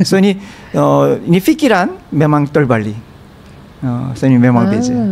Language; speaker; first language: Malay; non-native, learner; Korean